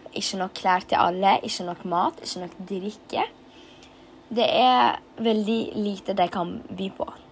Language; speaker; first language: Norwegian; early bilingual, other home language; Tigrinya